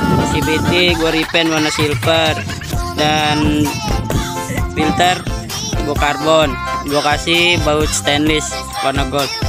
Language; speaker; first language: Indonesian; native; Indonesian